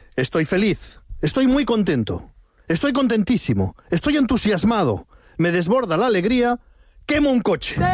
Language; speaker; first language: Spanish; native; Spanish